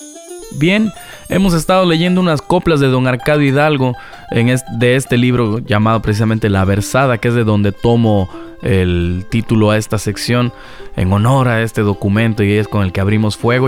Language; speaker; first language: Spanish; native; Spanish